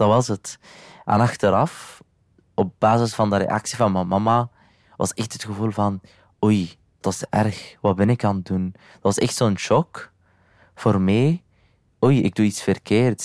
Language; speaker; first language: Dutch; non-native, fluent; Arabic